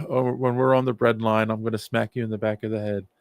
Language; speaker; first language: English; native; English